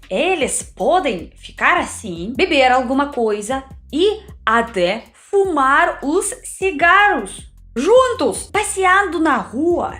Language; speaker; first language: Portuguese; non-native, fluent; Russian